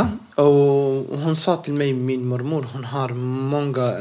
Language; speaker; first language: Swedish; non-native, local second language; Arabic